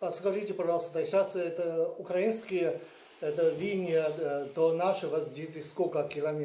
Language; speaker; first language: Russian; non-native, learner; Chinese